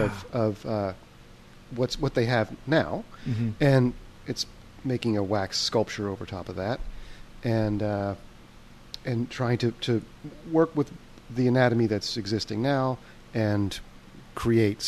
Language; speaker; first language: English; native; English